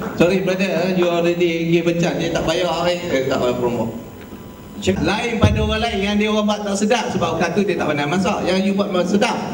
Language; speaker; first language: Malay; native; Malay